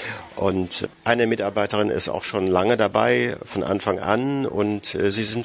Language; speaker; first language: German; native; German